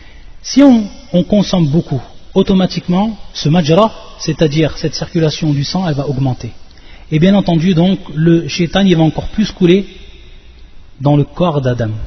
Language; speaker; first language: French; native; French